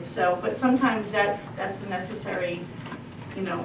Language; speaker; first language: English; native; English